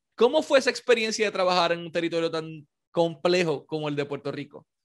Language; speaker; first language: Spanish; native; Spanish